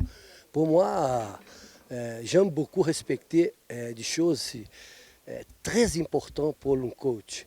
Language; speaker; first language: French; non-native, fluent; Portuguese